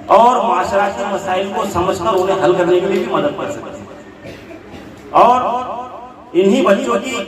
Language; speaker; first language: Hindi; non-native, local second language; Urdu